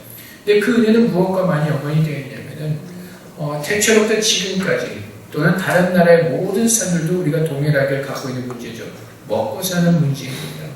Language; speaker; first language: Korean; native; Korean